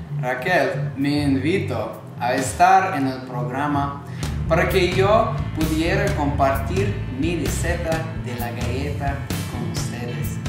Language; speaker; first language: Spanish; non-native, learner; English